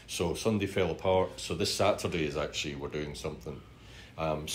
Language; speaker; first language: English; native; English